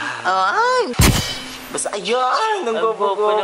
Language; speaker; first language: Filipino; native; Filipino